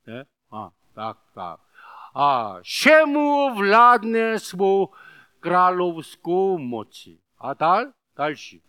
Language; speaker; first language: Czech; non-native, learner; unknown